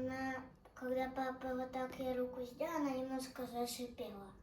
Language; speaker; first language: Russian; early bilingual, other home language; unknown